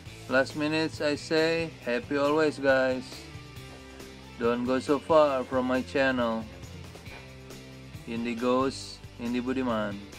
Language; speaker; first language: English; non-native, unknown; Indonesian